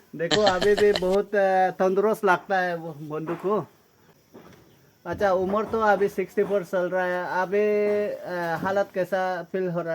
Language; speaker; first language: Hindi; non-native, local second language; Mizo